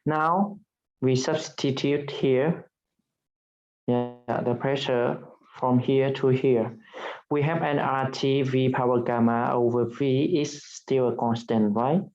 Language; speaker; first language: English; non-native, fluent; Vietnamese